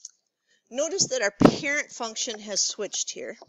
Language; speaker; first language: English; native; English